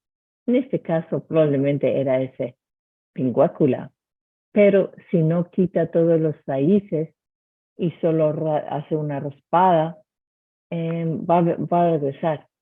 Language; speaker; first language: Spanish; early bilingual, heritage; Spanish